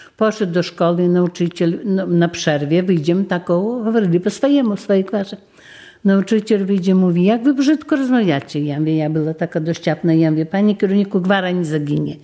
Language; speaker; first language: Polish; non-native, local second language; Belarusian